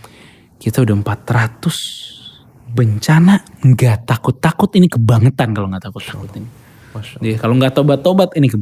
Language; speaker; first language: Indonesian; native; Indonesian